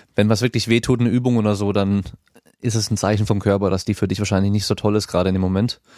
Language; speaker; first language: German; native; German